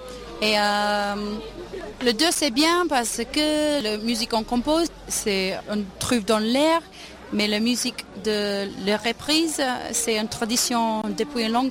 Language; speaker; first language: French; non-native, learner; English